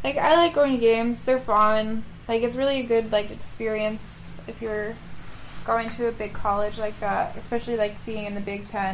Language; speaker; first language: English; native; English